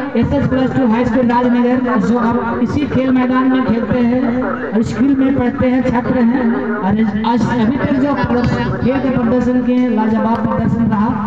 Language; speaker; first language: Hindi; native; Hindi